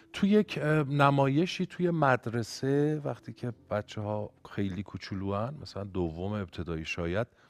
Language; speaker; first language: Persian; native; Persian